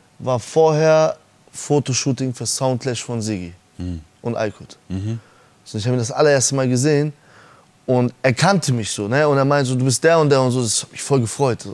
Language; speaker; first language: German; early bilingual, other home language; Persian